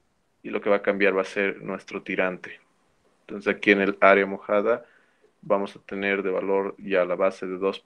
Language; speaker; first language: Spanish; native; Spanish